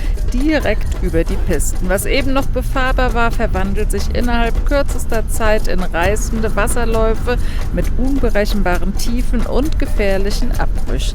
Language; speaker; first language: German; native; German